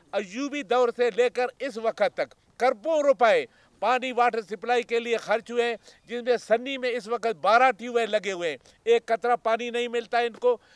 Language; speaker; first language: Urdu; non-native, local second language; Baluchi